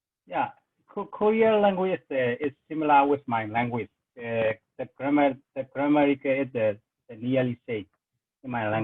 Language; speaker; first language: English; non-native, learner; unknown